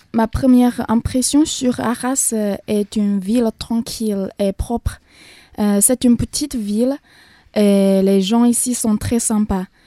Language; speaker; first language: French; non-native, learner; Chinese